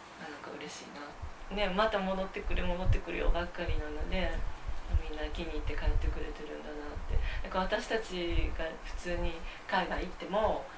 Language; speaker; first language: Japanese; native; Japanese